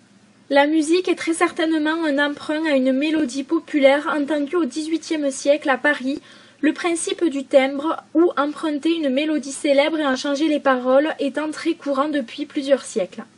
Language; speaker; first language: French; native; French